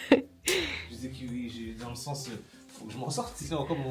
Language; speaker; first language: French; native; French